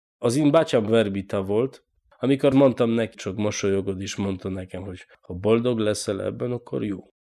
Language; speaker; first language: Hungarian; non-native, learner; Polish